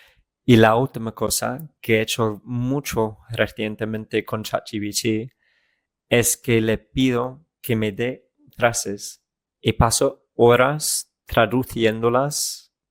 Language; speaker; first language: Spanish; non-native, fluent; English